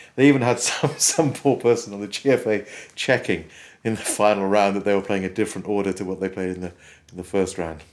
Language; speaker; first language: English; native; English